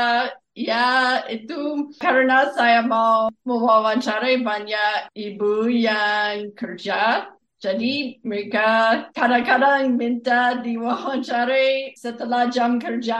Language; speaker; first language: Indonesian; non-native, fluent; English